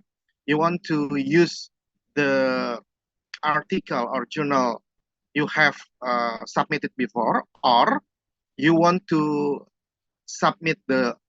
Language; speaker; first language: English; non-native, fluent; Indonesian